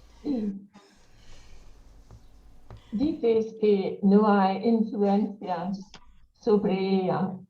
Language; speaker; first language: Spanish; non-native, learner; English